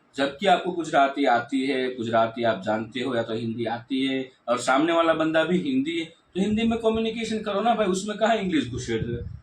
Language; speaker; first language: Hindi; non-native, local second language; Gujarati